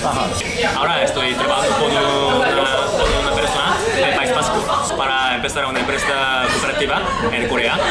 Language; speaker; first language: Spanish; non-native, learner; Korean